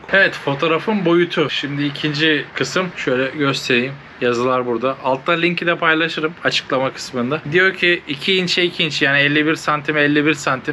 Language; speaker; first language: Turkish; native; Turkish